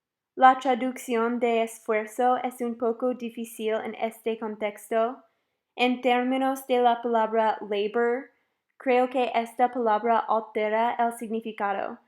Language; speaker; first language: Spanish; non-native, fluent; English